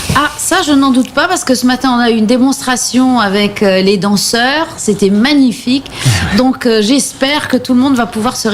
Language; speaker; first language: French; native; French